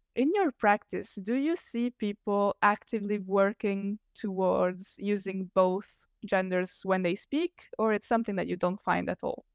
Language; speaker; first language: English; non-native, fluent; Italian